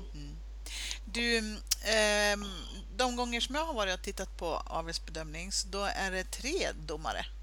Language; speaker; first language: Swedish; native; Swedish